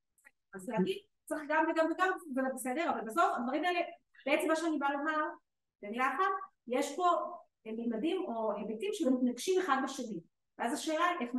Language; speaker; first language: Hebrew; native; Hebrew